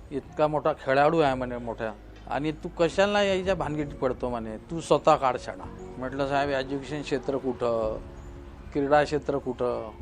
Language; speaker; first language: Marathi; native; Marathi